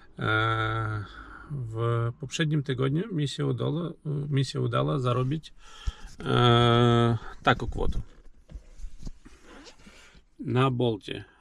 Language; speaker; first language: Polish; non-native, learner; Ukrainian